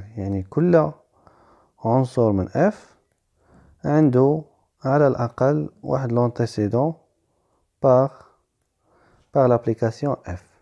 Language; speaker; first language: French; non-native, local second language; Arabic